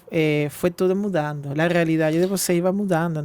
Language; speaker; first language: Portuguese; non-native, fluent; Spanish